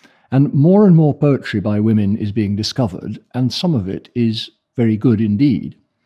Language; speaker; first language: English; native; English